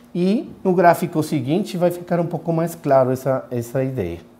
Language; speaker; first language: Portuguese; non-native, fluent; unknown